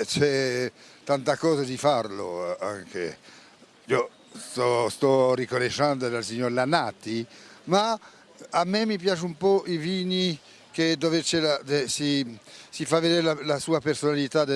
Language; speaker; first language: Italian; non-native, fluent; French